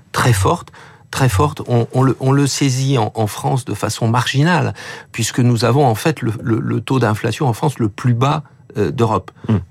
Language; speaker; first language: French; native; French